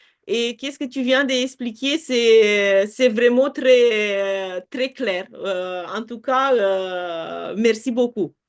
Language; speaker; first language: French; non-native, fluent; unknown